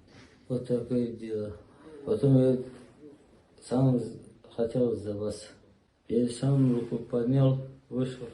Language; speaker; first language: Russian; non-native, learner; Uzbek